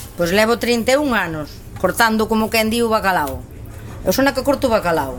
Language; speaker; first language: Galician; native; Galician